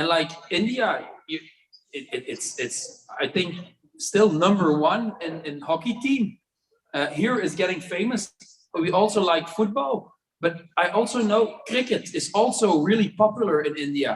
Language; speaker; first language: English; non-native, fluent; Dutch